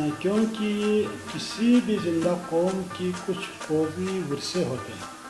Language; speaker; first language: Urdu; non-native, local second language; Balti